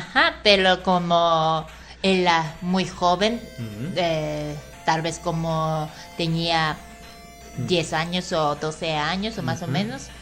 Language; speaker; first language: Spanish; non-native, fluent; Japanese